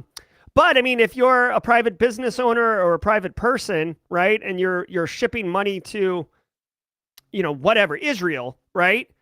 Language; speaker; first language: English; native; English